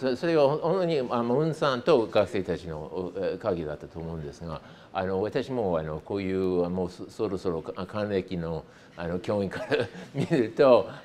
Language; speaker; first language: Japanese; non-native, fluent; English